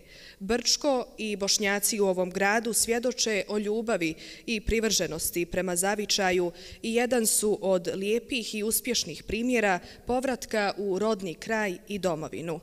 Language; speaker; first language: Bosnian; native; Bosnian